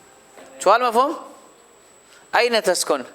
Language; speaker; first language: Arabic; non-native, fluent; Urdu